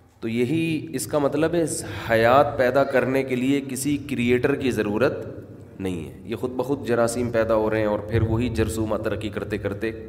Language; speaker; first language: Urdu; native; Urdu